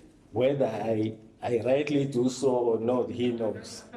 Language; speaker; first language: English; non-native, local second language; Swati